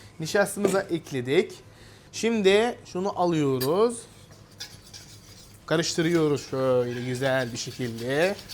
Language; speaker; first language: Turkish; non-native, fluent; Arabic